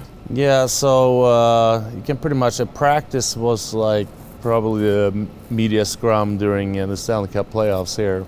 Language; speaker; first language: English; non-native, fluent; Swedish